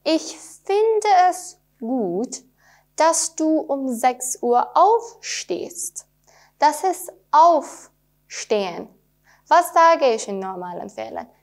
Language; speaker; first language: German; non-native, fluent; Persian